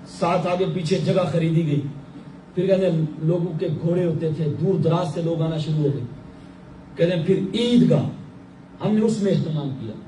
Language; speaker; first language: Urdu; non-native, local second language; Punjabi